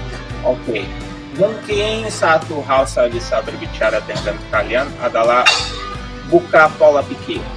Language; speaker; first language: Indonesian; non-native, fluent; Portuguese